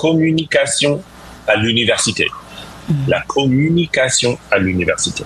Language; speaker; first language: French; non-native, fluent; English